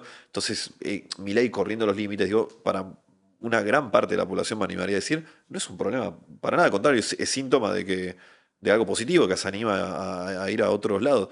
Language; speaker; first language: Spanish; native; Spanish